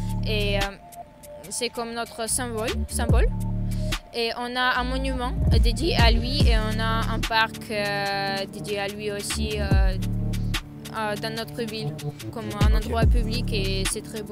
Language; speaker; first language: French; non-native, fluent; Ukrainian